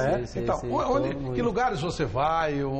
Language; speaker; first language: Portuguese; native; Portuguese